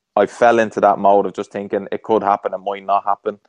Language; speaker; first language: English; native; English